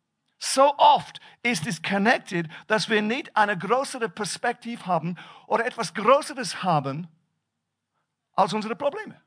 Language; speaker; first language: German; non-native, fluent; English